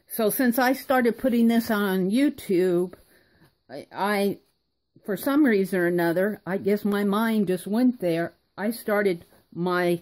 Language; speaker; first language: English; native; English